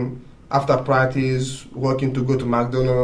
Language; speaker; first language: English; non-native, fluent; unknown